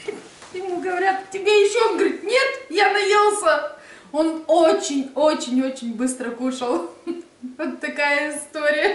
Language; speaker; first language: Russian; native; Russian